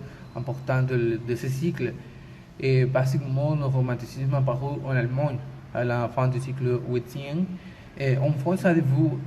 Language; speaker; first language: French; non-native, learner; Spanish